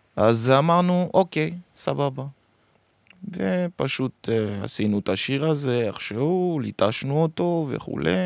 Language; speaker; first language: Hebrew; early bilingual, other home language; French